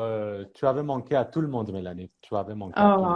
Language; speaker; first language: French; non-native, fluent; Persian